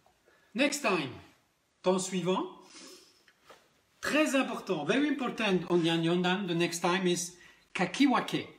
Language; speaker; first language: English; non-native, learner; French